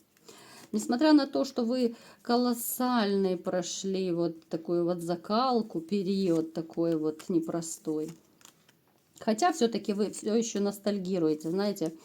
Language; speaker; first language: Russian; native; Russian